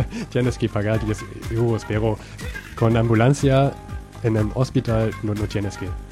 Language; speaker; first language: Spanish; non-native, learner; German